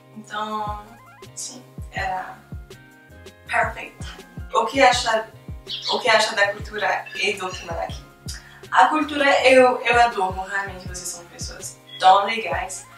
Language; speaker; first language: Portuguese; non-native, fluent; French